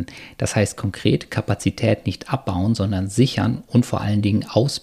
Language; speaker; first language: German; native; German